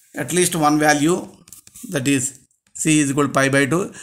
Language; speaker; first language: English; non-native, local second language; Telugu